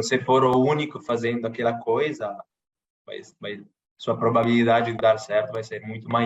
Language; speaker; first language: Portuguese; non-native, fluent; Italian